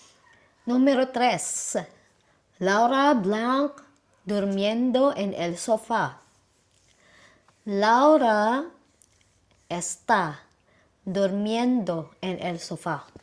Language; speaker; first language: Spanish; non-native, learner; Filipino